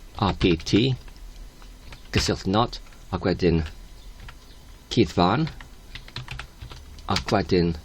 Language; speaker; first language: Welsh; non-native, learner; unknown